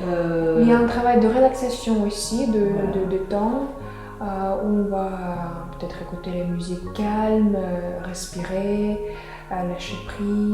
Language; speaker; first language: French; non-native, fluent; Russian